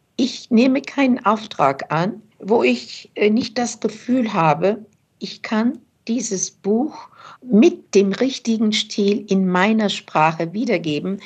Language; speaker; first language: German; early bilingual, other home language; Turkish